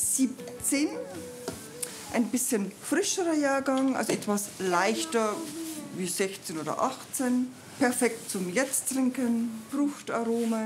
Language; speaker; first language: German; native; German